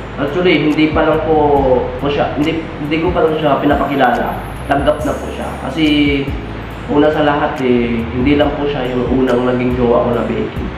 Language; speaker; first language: Filipino; native; Filipino